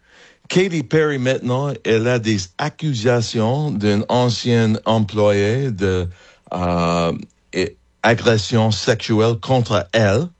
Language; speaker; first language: French; non-native, fluent; English